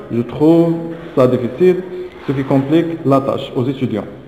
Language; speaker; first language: French; non-native, local second language; Arabic